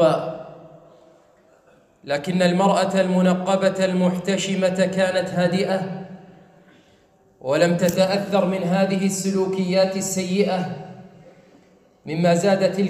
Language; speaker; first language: Arabic; native; Arabic